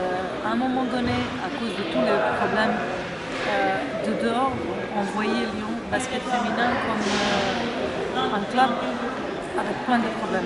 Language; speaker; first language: French; non-native, fluent; Serbian